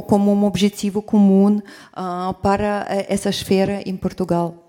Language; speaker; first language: Portuguese; non-native, fluent; Russian